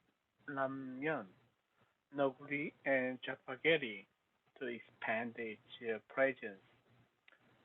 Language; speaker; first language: English; non-native, learner; Korean